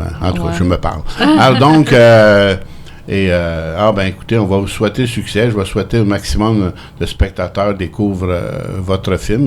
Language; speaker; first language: French; native; French